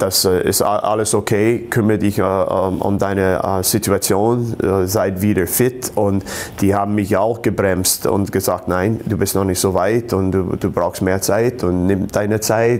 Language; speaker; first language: German; non-native, fluent; English